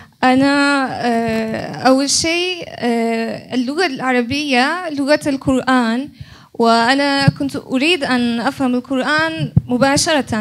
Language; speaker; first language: Arabic; non-native, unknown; Turkish